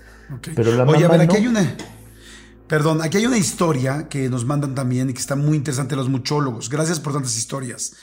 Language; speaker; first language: Spanish; native; Spanish